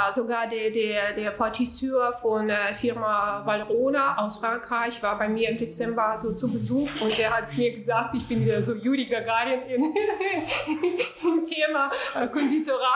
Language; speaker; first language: German; non-native, fluent; Russian